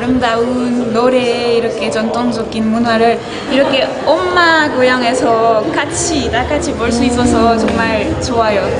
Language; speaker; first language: Korean; non-native, learner; French